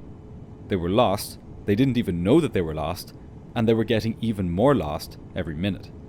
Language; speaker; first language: English; native; English